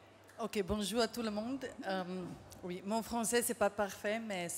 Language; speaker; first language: French; non-native, fluent; Slovenian